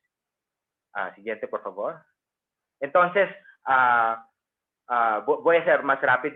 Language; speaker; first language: Spanish; non-native, fluent; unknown